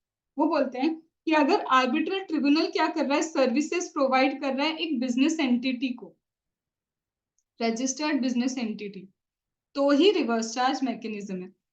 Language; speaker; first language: Hindi; native; Hindi